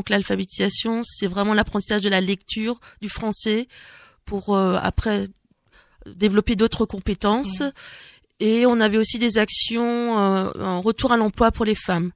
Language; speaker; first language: French; native; French